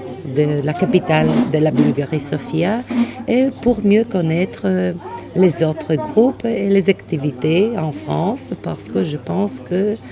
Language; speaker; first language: French; non-native, fluent; Bulgarian